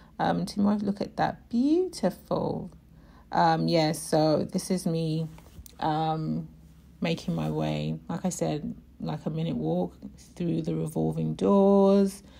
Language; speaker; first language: English; native; English